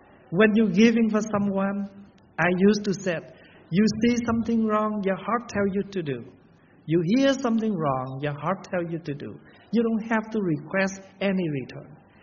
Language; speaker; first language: English; non-native, learner; Vietnamese